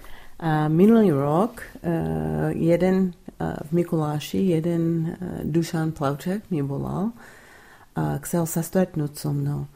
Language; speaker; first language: Slovak; non-native, fluent; English